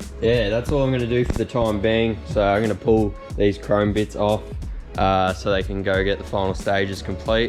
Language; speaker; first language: English; native; English